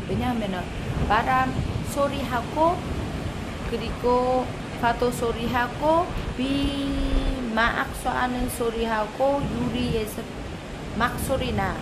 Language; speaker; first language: Korean; non-native, learner; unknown